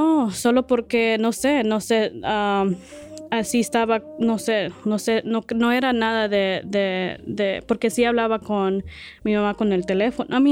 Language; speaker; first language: Spanish; early bilingual, heritage; Spanish